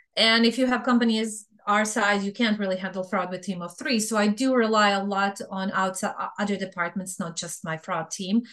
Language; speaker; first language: English; non-native, fluent; Bosnian